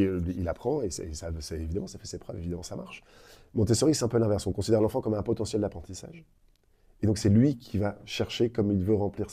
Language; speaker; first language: French; native; French